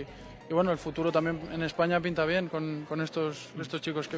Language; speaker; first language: Spanish; native; Spanish